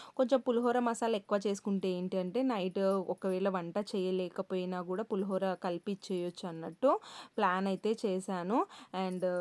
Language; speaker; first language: Telugu; non-native, local second language; Kannada